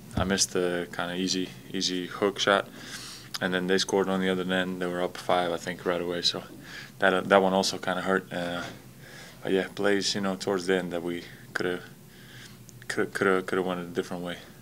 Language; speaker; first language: English; non-native, fluent; Latvian